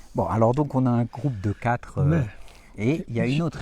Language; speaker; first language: French; native; French